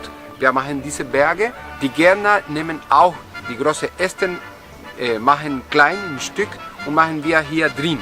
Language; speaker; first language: German; non-native, fluent; Spanish